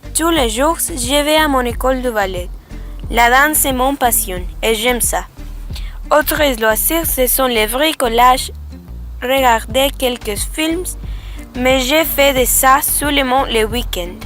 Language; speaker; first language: French; non-native, learner; Spanish